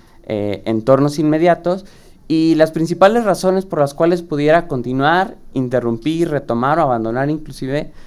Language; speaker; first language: Spanish; native; Spanish